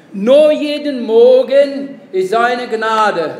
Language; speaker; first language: German; non-native, fluent; English